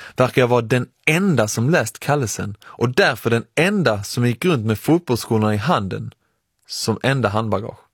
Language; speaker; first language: Swedish; early bilingual, other home language; Persian